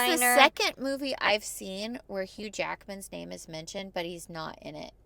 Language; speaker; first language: English; native; English